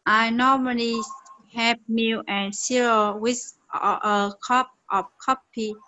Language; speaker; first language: English; non-native, learner; Vietnamese